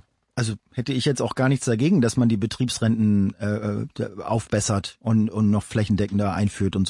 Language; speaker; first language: German; native; German